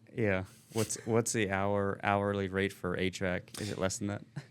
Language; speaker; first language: English; native; English